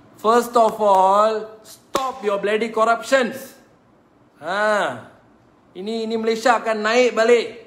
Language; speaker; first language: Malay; non-native, local second language; Tamil